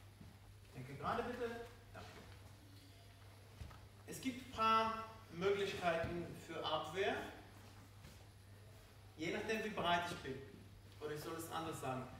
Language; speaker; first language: German; non-native, fluent; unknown